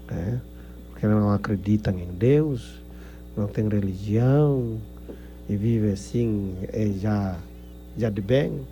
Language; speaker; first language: Portuguese; non-native, fluent; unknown